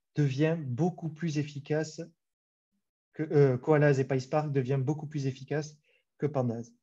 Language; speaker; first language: French; native; French